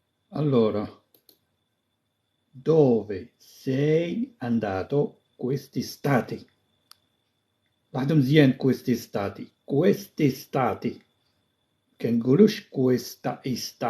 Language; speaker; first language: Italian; non-native, fluent; Arabic